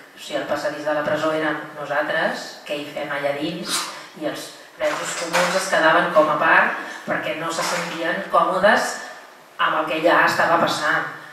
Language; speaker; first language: Catalan; native; Catalan